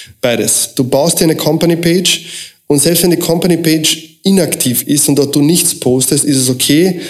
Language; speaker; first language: German; early bilingual, other home language; Croatian